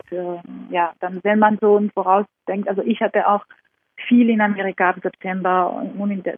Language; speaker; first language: German; non-native, fluent; Georgian